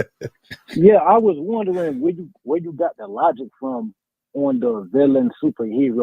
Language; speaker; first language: English; native; English